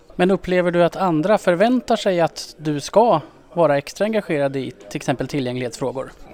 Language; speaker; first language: Swedish; native; Swedish